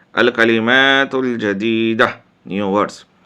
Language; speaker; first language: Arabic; non-native, fluent; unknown